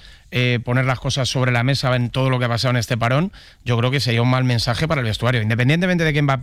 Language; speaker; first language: Spanish; native; Spanish